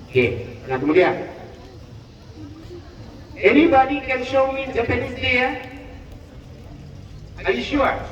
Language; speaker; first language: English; non-native, learner; Indonesian